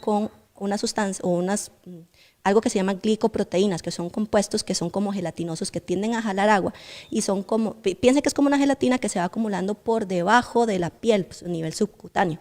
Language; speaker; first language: Spanish; native; Spanish